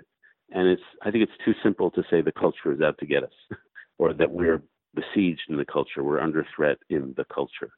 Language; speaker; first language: English; native; English